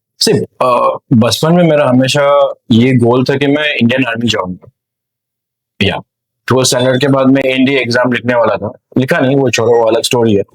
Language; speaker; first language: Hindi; non-native, local second language; Manipuri